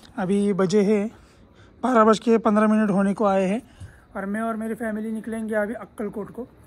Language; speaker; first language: Hindi; non-native, local second language; Marathi